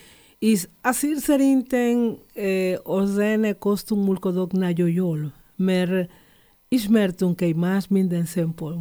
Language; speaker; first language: Hungarian; non-native, learner; Spanish